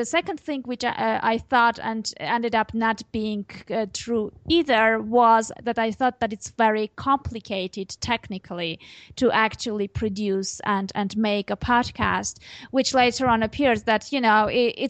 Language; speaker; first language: English; non-native, fluent; Armenian